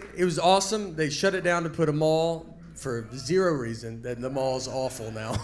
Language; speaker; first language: English; native; English